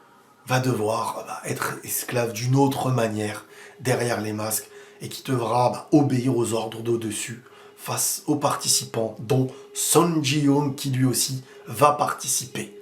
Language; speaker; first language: French; native; French